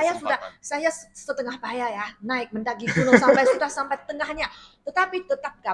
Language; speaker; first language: Indonesian; non-native, fluent; Chinese